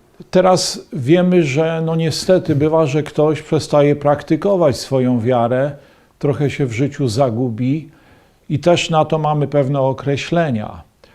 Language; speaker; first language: Polish; native; Polish